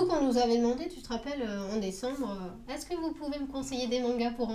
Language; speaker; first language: French; native; French